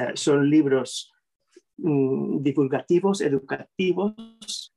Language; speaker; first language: Spanish; non-native, fluent; English